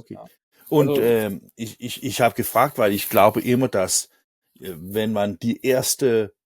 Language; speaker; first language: German; non-native, learner; Danish